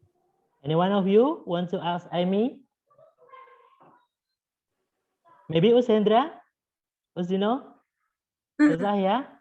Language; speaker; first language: English; non-native, fluent; Indonesian